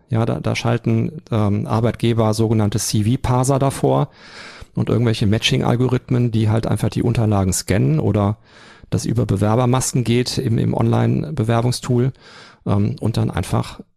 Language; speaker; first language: German; native; German